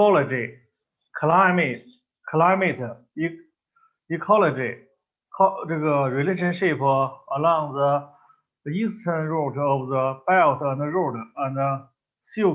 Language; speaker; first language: English; non-native, learner; Chinese